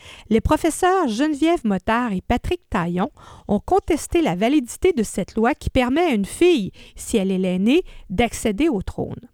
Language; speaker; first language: French; native; French